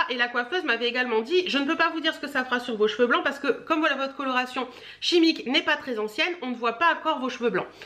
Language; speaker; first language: French; native; French